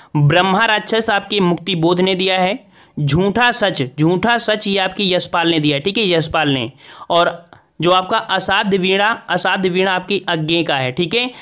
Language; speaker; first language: Hindi; native; Hindi